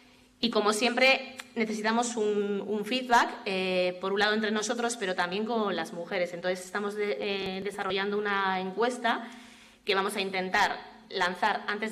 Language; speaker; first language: Spanish; native; Spanish